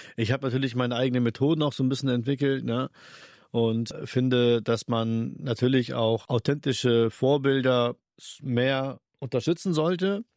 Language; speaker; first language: German; early bilingual, other home language; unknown